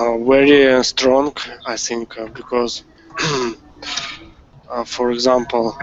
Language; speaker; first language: English; non-native, learner; Russian